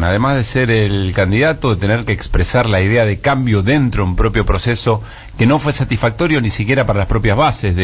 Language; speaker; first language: Spanish; native; Spanish